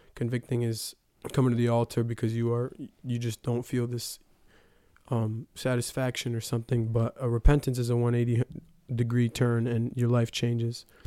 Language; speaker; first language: English; early bilingual, other home language; Ukrainian